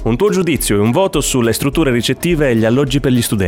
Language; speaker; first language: Italian; native; Italian